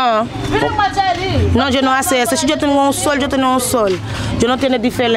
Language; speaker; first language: Spanish; non-native, learner; Haitian Creole